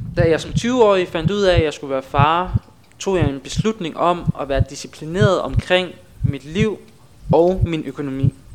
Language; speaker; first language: Danish; early bilingual, other home language; Haitian Creole